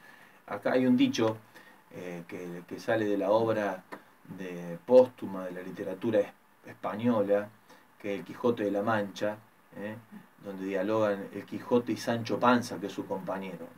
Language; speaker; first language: Spanish; native; Spanish